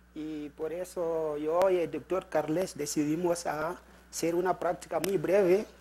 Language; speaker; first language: Spanish; non-native, fluent; Shona